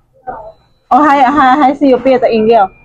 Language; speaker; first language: Chinese; non-native, learner; Indonesian